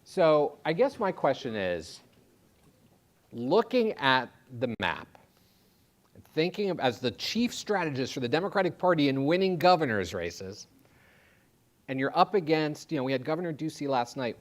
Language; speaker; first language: English; native; English